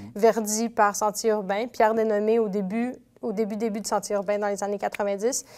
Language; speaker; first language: French; native; French